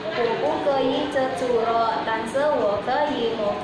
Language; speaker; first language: Chinese; non-native, learner; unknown